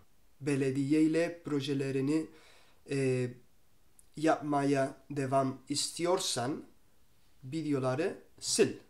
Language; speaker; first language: Turkish; non-native, learner; Spanish